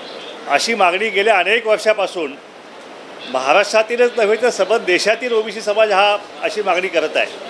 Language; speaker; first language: Marathi; native; Marathi